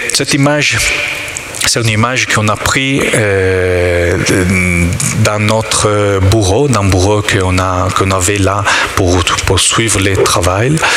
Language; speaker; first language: French; non-native, learner; Italian